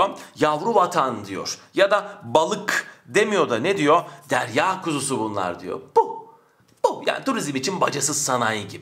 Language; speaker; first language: Turkish; native; Turkish